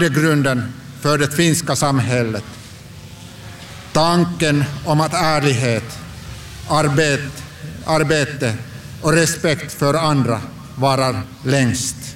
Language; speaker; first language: Swedish; non-native, local second language; Finnish